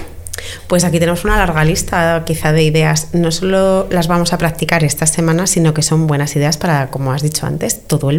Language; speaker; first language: Spanish; native; Spanish